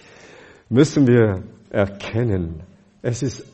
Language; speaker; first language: German; non-native, fluent; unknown